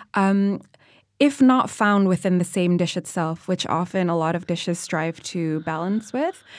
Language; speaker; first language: English; non-native, fluent; Indonesian